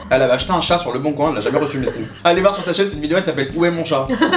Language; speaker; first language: French; native; French